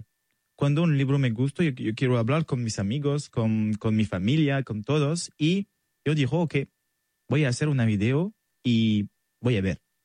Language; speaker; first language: Spanish; non-native, learner; French